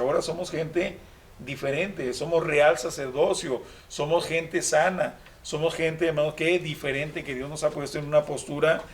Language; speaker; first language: Spanish; native; Spanish